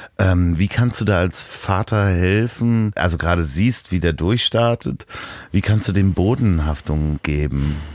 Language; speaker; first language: German; native; German